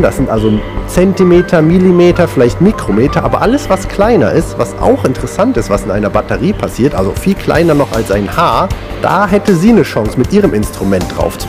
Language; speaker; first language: German; native; German